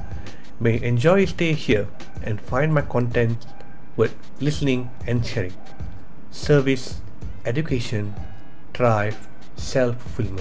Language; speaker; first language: English; non-native, local second language; Tamil